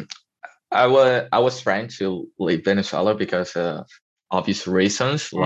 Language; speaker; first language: English; non-native, fluent; Spanish